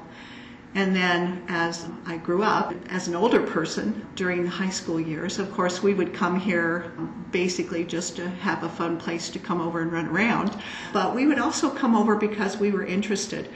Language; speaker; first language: English; native; English